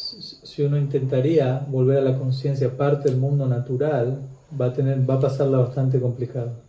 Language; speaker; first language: Spanish; native; Spanish